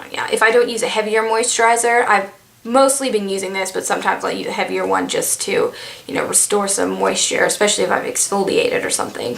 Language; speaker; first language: English; native; English